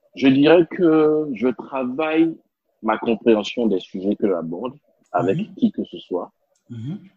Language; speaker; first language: French; non-native, local second language; Spanish